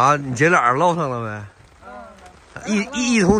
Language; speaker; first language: Chinese; native; Chinese